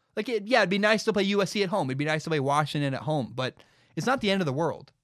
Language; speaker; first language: English; native; English